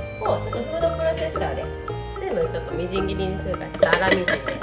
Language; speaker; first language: Japanese; native; Japanese